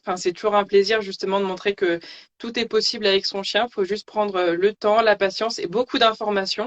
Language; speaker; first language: French; native; French